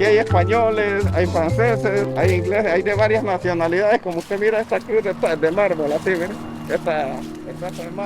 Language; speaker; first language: Spanish; native; Spanish